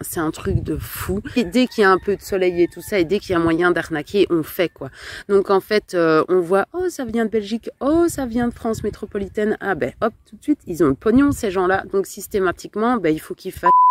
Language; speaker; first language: French; native; French